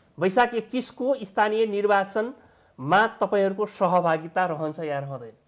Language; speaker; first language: Nepali; native; Nepali